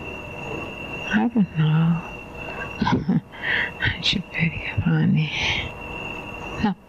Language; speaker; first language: English; non-native, learner; Spanish